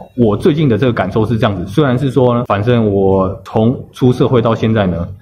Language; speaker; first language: Chinese; native; Chinese